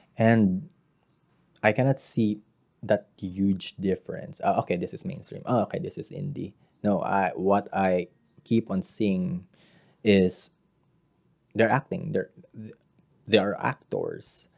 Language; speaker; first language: English; non-native, local second language; Filipino